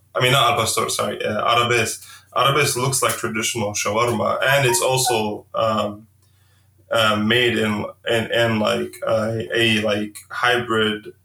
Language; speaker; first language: English; early bilingual, heritage; Arabic